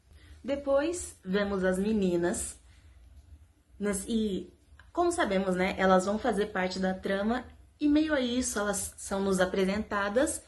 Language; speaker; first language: Portuguese; native; Portuguese